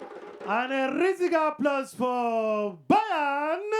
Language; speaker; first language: German; non-native, fluent; Igbo